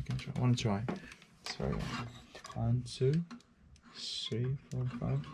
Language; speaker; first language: English; non-native, fluent; Japanese